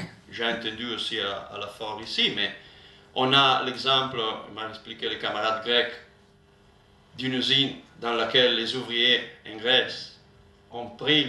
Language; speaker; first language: French; non-native, learner; Italian